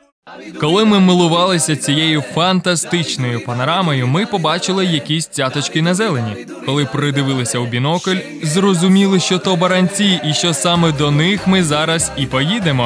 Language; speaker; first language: Ukrainian; native; Ukrainian